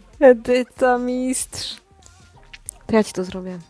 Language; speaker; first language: Polish; native; Polish